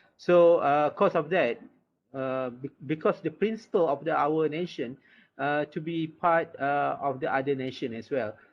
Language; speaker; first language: English; non-native, local second language; Malay